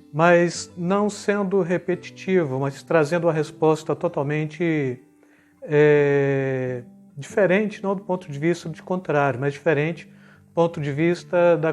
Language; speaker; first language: Portuguese; native; Portuguese